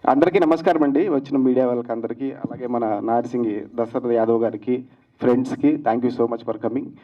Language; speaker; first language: Telugu; native; Telugu